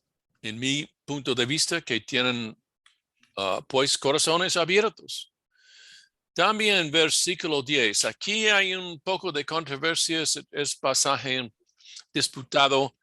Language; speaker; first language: Spanish; non-native, fluent; English